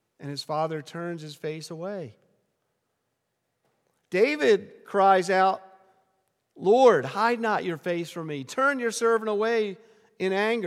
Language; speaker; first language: English; native; English